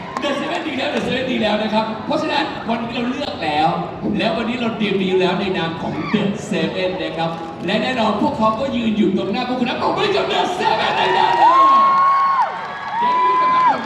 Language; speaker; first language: Thai; native; Thai